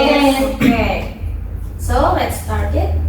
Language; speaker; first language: English; non-native, learner; Indonesian